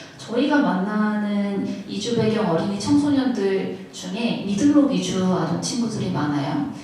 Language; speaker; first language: Korean; early bilingual, other home language; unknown